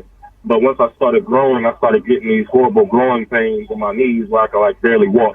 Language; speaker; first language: English; native; English